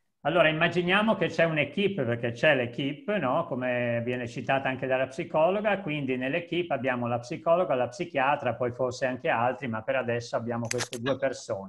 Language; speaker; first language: Italian; native; Italian